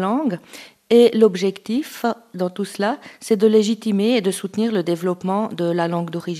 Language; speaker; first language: French; native; French